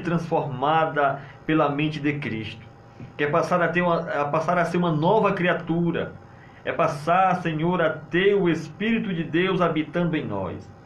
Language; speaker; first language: Portuguese; native; Portuguese